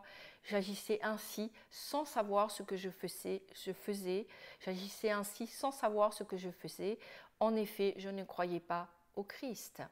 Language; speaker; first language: French; native; French